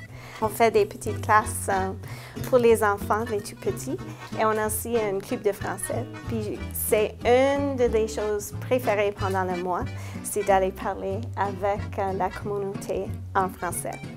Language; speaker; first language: French; non-native, local second language; English